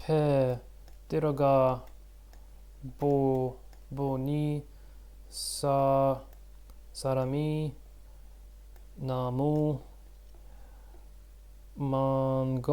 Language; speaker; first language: Korean; non-native, learner; Russian